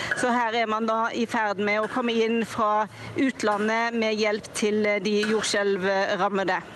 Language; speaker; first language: Norwegian; native; Norwegian